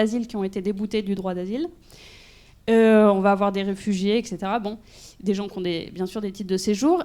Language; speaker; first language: French; native; French